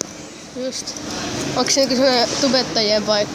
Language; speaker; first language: Finnish; native; Finnish